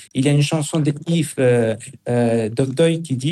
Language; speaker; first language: French; non-native, fluent; Spanish